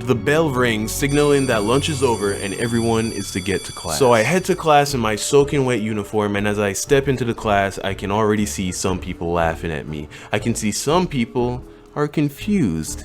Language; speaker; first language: English; native; English